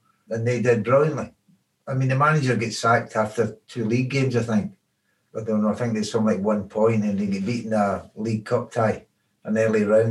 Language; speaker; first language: English; native; English